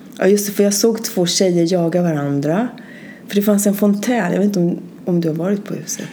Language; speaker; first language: Swedish; early bilingual, other home language; Spanish